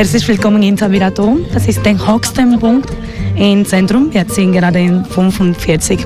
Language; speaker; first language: German; non-native, learner; Spanish